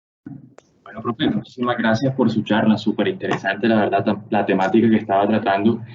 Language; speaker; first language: Spanish; native; Spanish